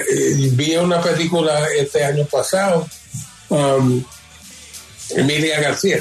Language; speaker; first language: Spanish; early bilingual, heritage; Spanish